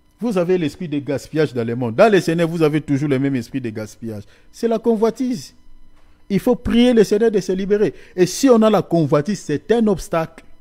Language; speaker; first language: French; non-native, local second language; Lingala